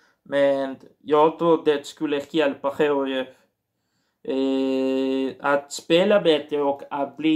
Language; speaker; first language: Swedish; non-native, learner; Portuguese